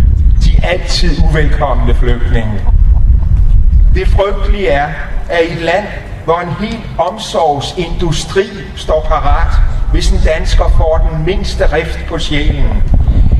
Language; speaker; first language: Danish; native; Danish